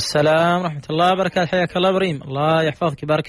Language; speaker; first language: Arabic; native; Arabic